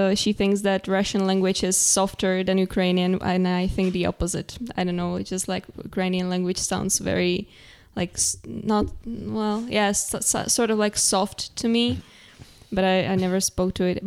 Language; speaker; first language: English; non-native, fluent; Czech